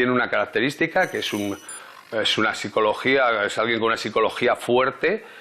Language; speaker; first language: Spanish; native; Spanish